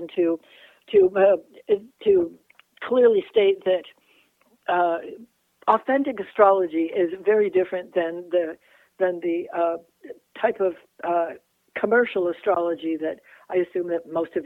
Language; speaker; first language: English; native; English